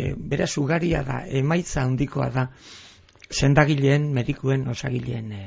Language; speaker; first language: Basque; native; Basque